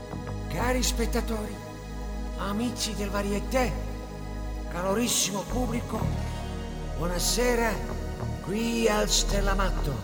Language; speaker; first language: Italian; non-native, learner; Dutch